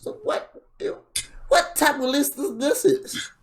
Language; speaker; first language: English; native; English